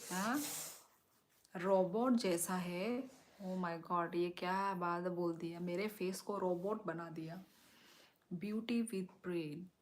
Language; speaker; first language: Hindi; non-native, local second language; Kok Borok